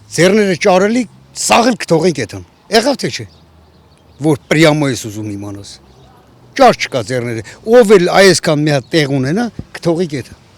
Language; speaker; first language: Armenian; native; Armenian